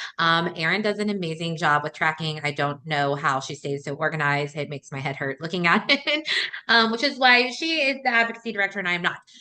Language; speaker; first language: English; native; English